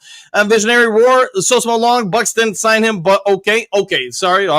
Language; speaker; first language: English; native; English